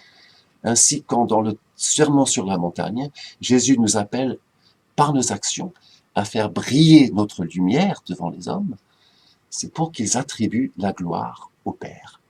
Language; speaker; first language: French; native; French